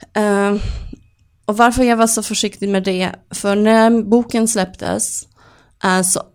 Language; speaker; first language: Swedish; non-native, fluent; Polish